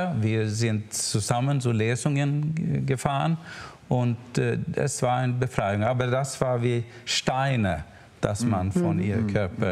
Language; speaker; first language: German; non-native, learner; Swedish